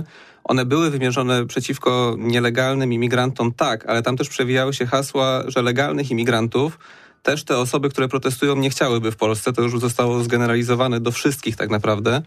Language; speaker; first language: Polish; native; Polish